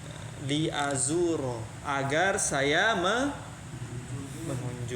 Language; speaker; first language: Indonesian; native; Indonesian